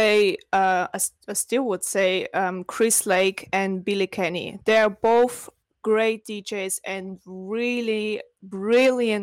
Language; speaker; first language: English; non-native, fluent; Russian